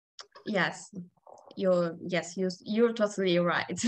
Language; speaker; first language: English; non-native, learner; Italian